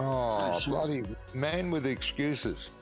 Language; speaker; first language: English; native; English